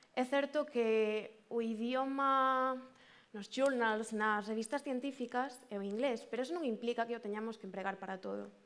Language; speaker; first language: Galician; native; Galician